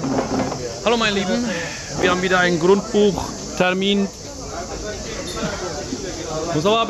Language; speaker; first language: German; early bilingual, other home language; Turkish